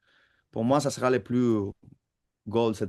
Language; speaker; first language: French; non-native, fluent; Spanish